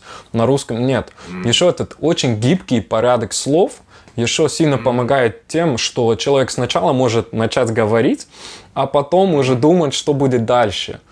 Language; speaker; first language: Russian; non-native, fluent; Dutch